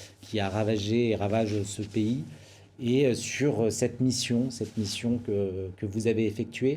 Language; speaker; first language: French; native; French